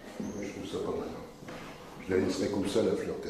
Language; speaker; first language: French; native; French